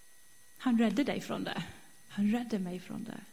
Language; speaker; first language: Swedish; non-native, fluent; English